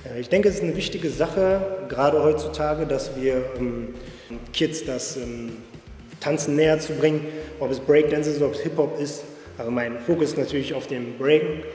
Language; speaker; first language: German; native; German